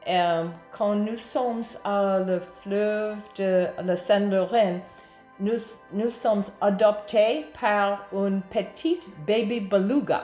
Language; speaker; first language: French; non-native, learner; English